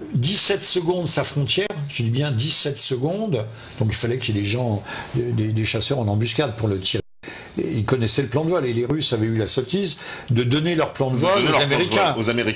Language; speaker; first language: French; native; French